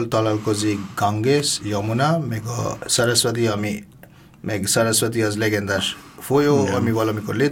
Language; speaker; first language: Hungarian; non-native, fluent; Bangla